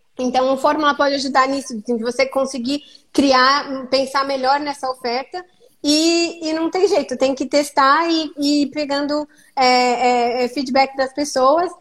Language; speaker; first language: Portuguese; native; Portuguese